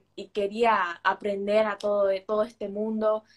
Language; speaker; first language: Spanish; native; Spanish